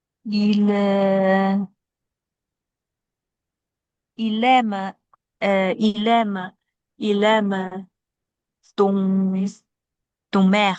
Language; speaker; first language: French; non-native, learner; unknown